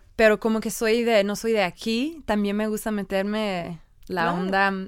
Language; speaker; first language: Spanish; non-native, learner; English